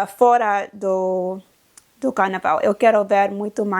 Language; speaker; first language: Portuguese; non-native, learner; English